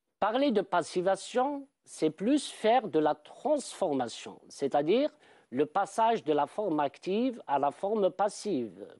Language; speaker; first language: French; non-native, local second language; Arabic